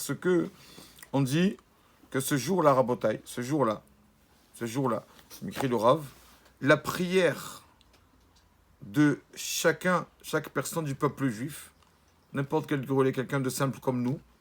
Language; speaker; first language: French; native; French